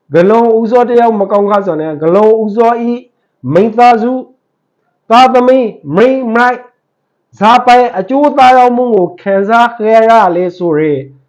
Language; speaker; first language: Burmese; native; Burmese